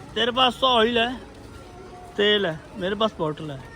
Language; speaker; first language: Hindi; non-native, local second language; Punjabi